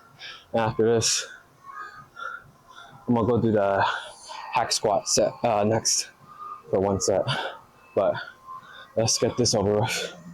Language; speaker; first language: English; native; English